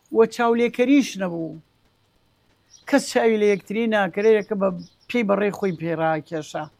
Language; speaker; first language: Central Kurdish; native; Central Kurdish